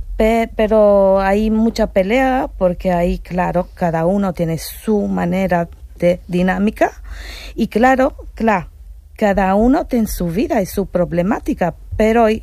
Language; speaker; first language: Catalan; non-native, learner; Italian